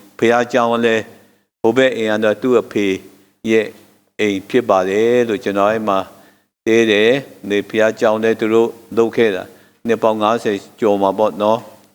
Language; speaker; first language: Burmese; non-native, local second language; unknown